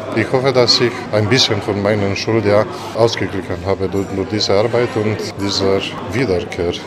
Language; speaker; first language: German; non-native, fluent; Romanian